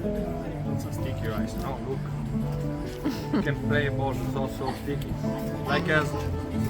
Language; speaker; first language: English; non-native, learner; Italian